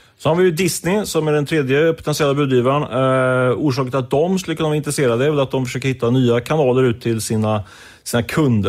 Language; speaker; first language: Swedish; native; Swedish